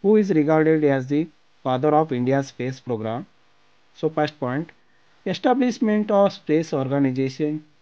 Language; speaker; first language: English; non-native, local second language; Kannada